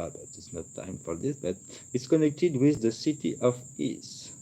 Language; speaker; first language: English; non-native, learner; French